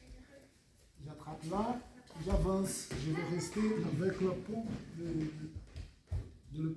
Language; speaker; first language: French; non-native, fluent; Portuguese